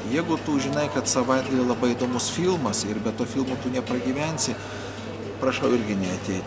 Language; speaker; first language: Lithuanian; native; Lithuanian